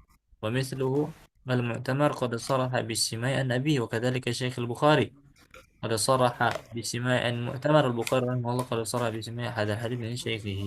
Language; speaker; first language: Arabic; non-native, fluent; Indonesian